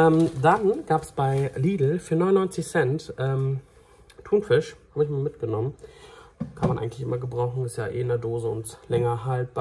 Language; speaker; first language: German; native; German